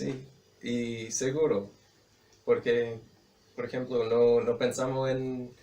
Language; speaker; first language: Spanish; non-native, fluent; English